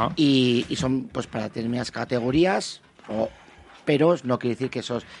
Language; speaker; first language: Spanish; native; Spanish